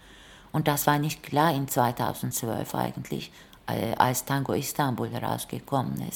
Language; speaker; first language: German; non-native, fluent; Turkish